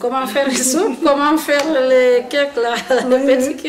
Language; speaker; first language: French; non-native, learner; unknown